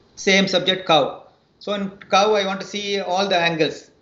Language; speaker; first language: English; non-native, local second language; Tamil